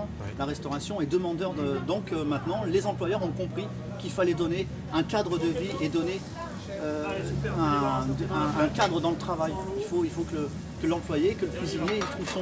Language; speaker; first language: French; native; French